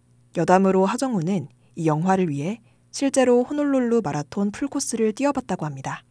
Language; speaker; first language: Korean; native; Korean